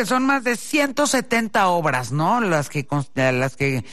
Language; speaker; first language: Spanish; native; Spanish